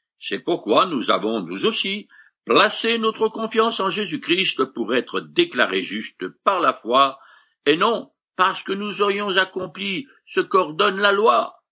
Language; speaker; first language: French; native; French